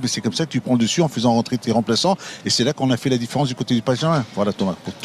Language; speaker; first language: French; native; French